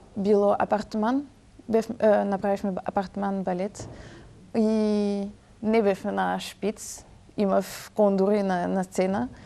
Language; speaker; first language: Macedonian; early bilingual, heritage; French